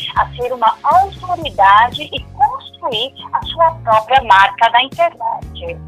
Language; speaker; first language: Portuguese; non-native, local second language; German